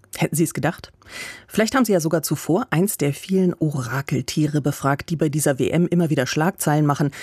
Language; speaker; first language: German; native; German